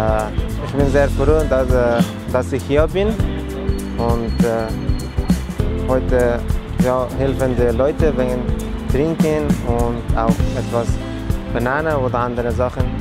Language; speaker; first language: German; non-native, learner; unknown